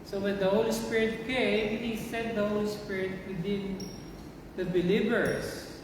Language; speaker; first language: English; non-native, local second language; Filipino